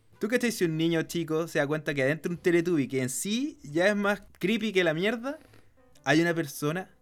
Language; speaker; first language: Spanish; native; Spanish